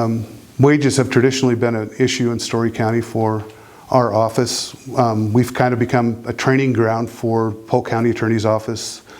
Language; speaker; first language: English; native; English